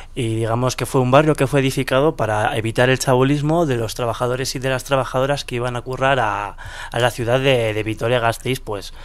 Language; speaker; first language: Spanish; native; Spanish